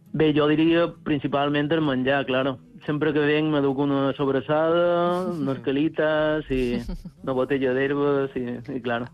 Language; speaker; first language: Catalan; native; Catalan